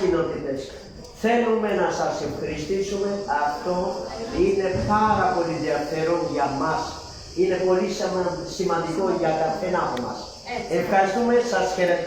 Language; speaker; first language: Greek; non-native, learner; Urdu